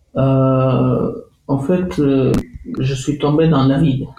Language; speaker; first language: French; non-native, fluent; Arabic